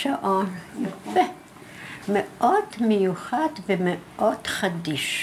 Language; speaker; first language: Hebrew; non-native, fluent; Polish